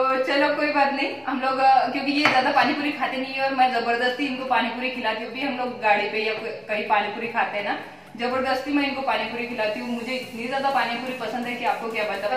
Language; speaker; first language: Hindi; non-native, local second language; Marathi